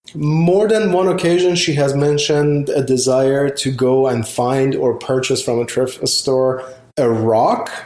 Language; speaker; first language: English; non-native, fluent; Persian